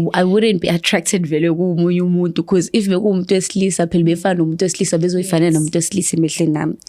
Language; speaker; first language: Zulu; non-native, fluent; Swahili